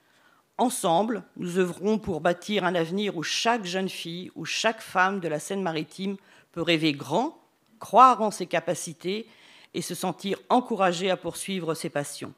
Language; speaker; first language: French; native; French